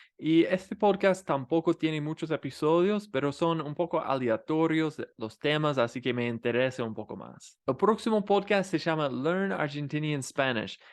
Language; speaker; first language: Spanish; non-native, fluent; English